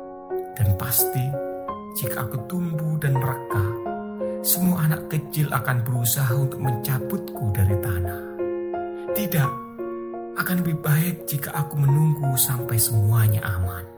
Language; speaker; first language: Indonesian; native; Indonesian